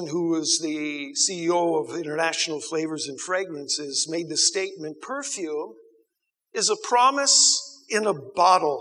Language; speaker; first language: English; native; English